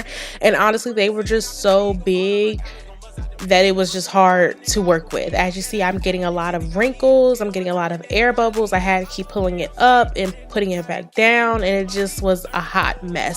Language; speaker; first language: English; native; English